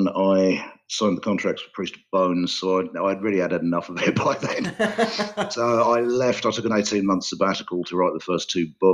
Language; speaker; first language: English; native; English